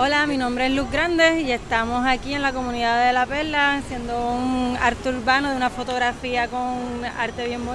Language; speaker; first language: Spanish; native; Spanish